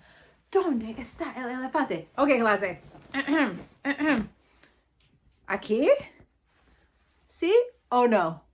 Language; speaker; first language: Spanish; non-native, fluent; English